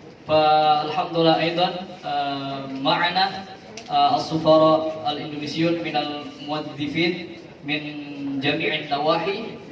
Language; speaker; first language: Arabic; non-native, fluent; Indonesian